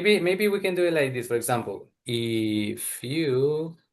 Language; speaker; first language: English; non-native, fluent; Spanish